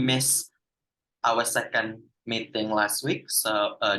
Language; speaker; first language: English; non-native, fluent; Indonesian